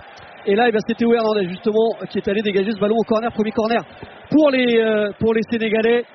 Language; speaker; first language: French; native; French